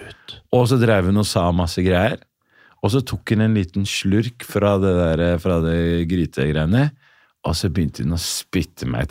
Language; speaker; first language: Norwegian; native; Norwegian